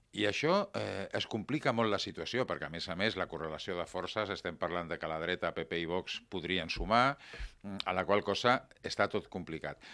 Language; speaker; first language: Catalan; non-native, local second language; Spanish